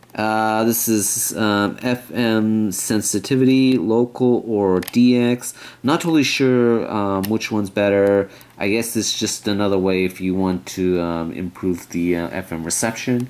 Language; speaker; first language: English; native; English